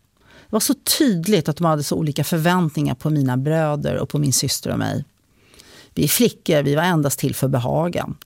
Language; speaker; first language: Swedish; early bilingual, other home language; French